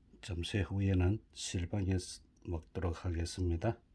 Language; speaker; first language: Korean; native; Korean